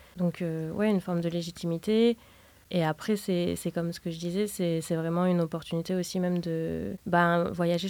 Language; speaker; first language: French; native; French